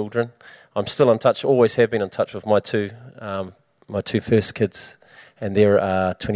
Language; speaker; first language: English; native; English